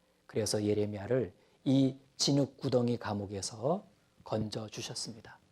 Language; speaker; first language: Korean; native; Korean